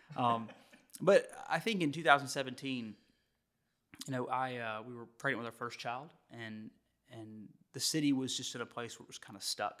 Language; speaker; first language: English; native; English